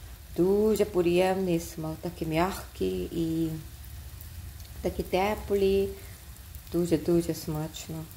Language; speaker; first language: Ukrainian; non-native, learner; Korean